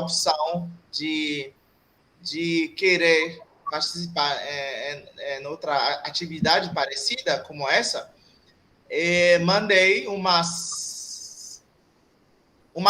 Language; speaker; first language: Portuguese; non-native, fluent; Haitian Creole